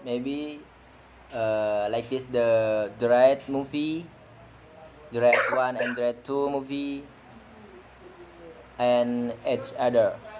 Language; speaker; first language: English; non-native, learner; Indonesian